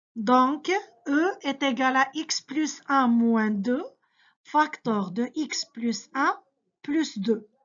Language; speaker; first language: French; non-native, local second language; Arabic